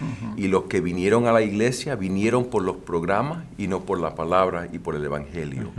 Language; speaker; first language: Spanish; early bilingual, heritage; Spanish